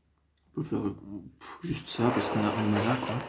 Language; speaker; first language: French; native; French